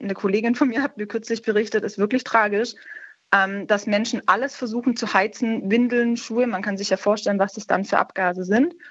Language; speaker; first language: German; native; German